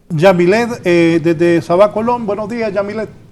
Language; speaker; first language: Spanish; native; Spanish